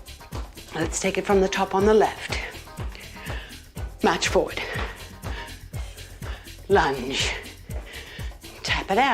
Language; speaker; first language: English; native; English